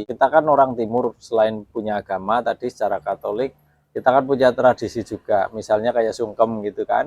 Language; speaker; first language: Indonesian; native; Indonesian